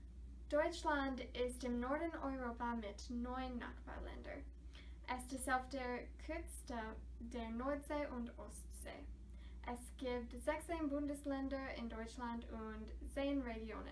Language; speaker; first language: German; non-native, learner; English